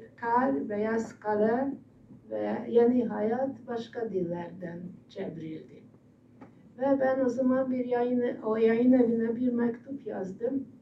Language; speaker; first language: Turkish; non-native, fluent; Hungarian